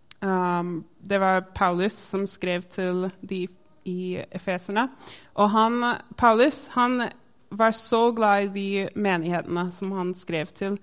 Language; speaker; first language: Norwegian; non-native, fluent; English